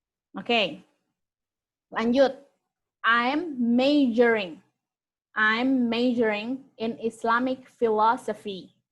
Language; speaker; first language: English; non-native, fluent; Indonesian